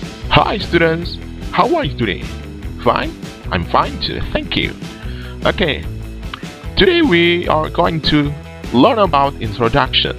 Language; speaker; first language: English; non-native, fluent; Indonesian